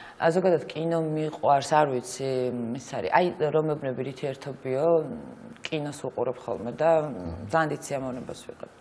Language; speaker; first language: Georgian; native; Georgian